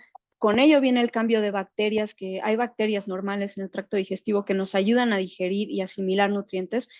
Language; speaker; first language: Spanish; native; Spanish